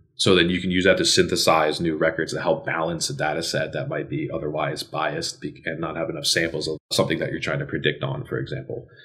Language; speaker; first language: English; native; English